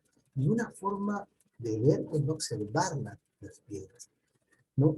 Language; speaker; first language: Spanish; native; Spanish